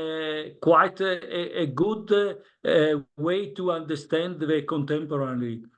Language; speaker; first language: English; non-native, learner; Italian